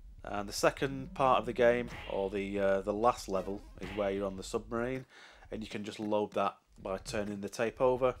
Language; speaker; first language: English; native; English